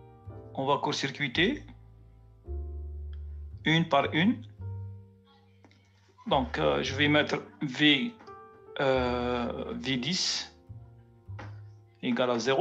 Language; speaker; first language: French; native; French